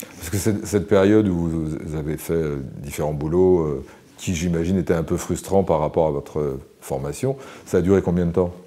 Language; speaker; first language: French; native; French